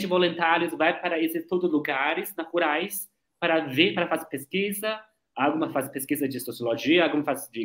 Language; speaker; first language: Portuguese; non-native, learner; Chinese